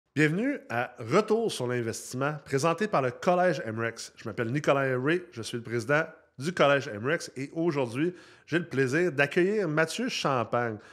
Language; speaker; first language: French; native; French